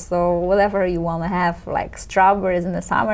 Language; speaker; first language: English; non-native, fluent; Polish